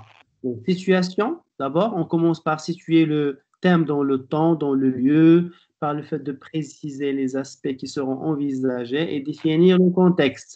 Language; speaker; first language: French; non-native, local second language; Arabic